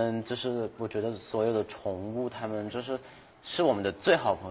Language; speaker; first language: Chinese; non-native, fluent; Thai